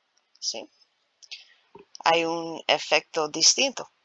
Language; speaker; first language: Spanish; non-native, learner; English